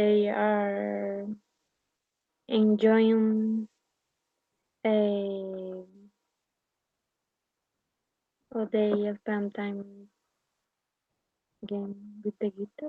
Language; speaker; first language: English; non-native, learner; Spanish